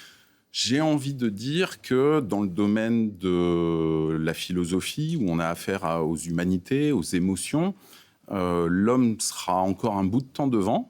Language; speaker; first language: French; native; French